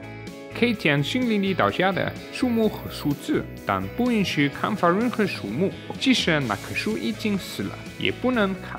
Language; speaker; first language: Chinese; native; Chinese